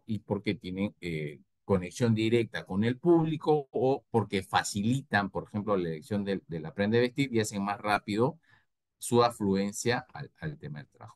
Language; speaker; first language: Spanish; native; Spanish